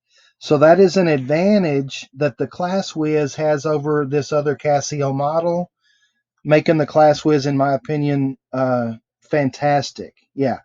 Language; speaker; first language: English; native; English